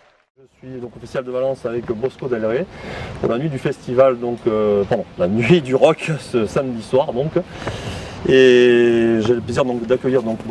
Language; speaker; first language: French; native; French